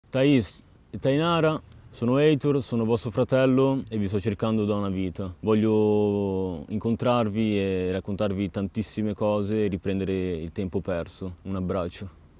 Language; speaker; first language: Italian; early bilingual, other home language; Portuguese